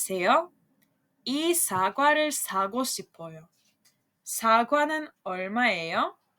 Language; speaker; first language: Korean; non-native, fluent; Serbian